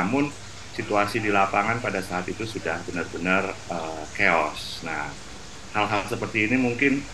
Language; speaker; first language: Indonesian; native; Indonesian